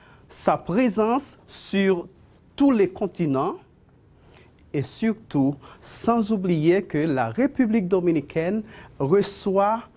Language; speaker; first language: French; non-native, fluent; Spanish